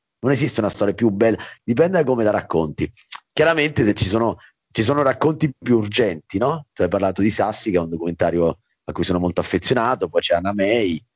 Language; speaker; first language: Italian; native; Italian